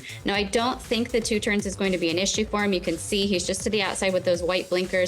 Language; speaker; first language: English; native; English